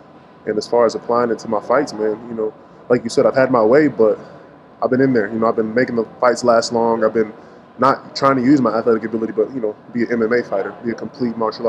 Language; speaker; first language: English; native; English